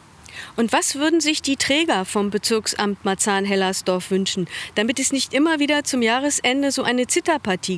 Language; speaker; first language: German; native; German